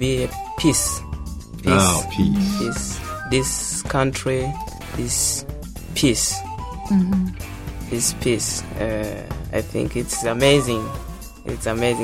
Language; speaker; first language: English; non-native, local second language; Portuguese